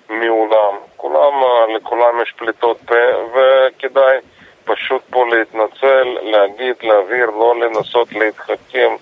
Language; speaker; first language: Hebrew; non-native, fluent; Russian